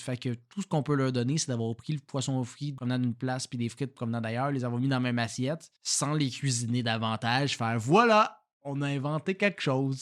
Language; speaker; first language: French; native; French